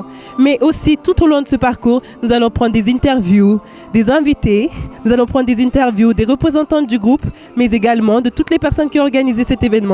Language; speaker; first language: French; native; French